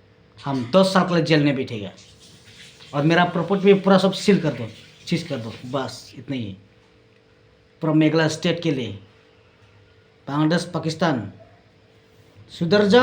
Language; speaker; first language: Hindi; non-native, local second language; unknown